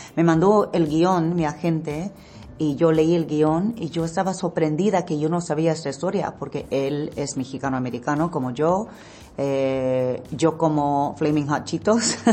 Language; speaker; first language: Spanish; non-native, learner; English